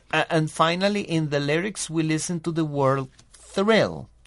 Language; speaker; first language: English; non-native, fluent; Spanish